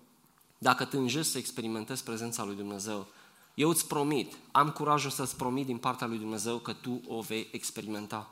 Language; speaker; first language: Romanian; native; Romanian